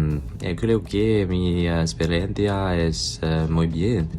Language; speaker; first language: Spanish; non-native, learner; English